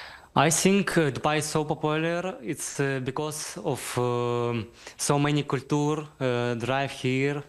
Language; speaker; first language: English; non-native, learner; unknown